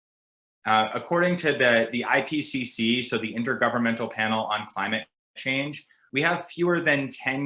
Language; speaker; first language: English; native; English